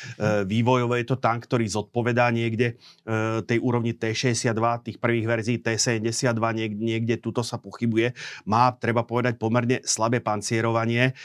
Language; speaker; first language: Slovak; native; Slovak